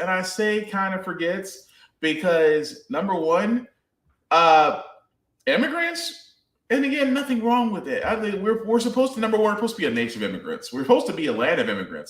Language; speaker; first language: English; native; English